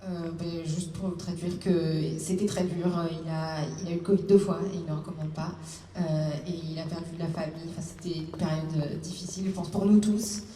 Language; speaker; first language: French; native; French